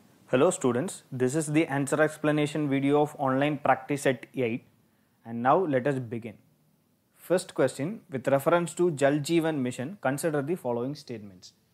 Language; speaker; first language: English; non-native, local second language; Tamil